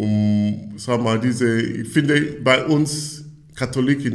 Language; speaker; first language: German; non-native, fluent; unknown